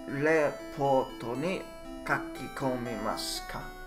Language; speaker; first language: Japanese; non-native, learner; English